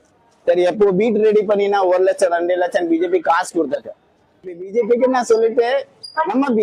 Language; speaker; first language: Tamil; non-native, local second language; Hindi